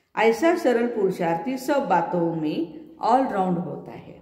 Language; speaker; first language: Hindi; non-native, local second language; Marathi